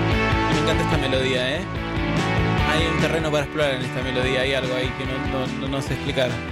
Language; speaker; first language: Spanish; native; Spanish